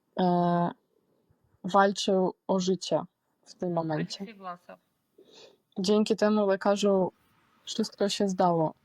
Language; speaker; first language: Polish; non-native, fluent; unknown